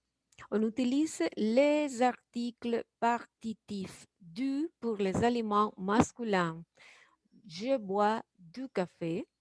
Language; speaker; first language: French; non-native, fluent; Spanish